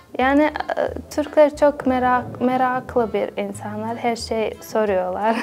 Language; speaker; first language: Turkish; non-native, fluent; Bosnian